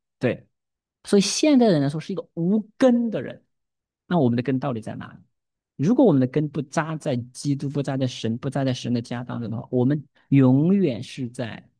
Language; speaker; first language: Chinese; native; Chinese